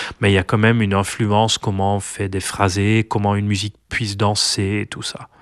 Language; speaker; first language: French; non-native, local second language; Dutch